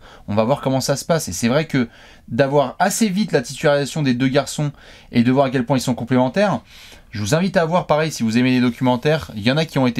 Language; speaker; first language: French; native; French